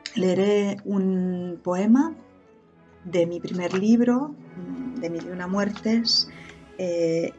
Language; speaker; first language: Spanish; non-native, fluent; Romanian